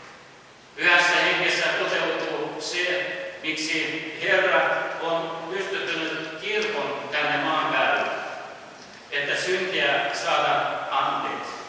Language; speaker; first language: Finnish; early bilingual, heritage; Finnish